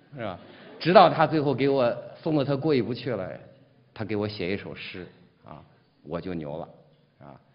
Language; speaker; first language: Chinese; native; Chinese